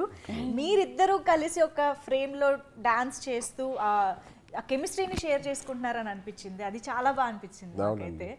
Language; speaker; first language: Telugu; native; Telugu